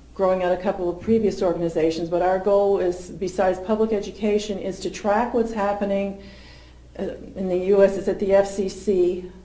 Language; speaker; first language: English; native; English